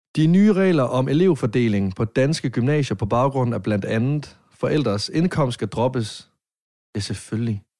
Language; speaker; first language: Danish; native; Danish